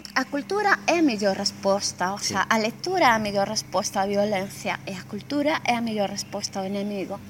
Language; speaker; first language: Galician; non-native, local second language; Spanish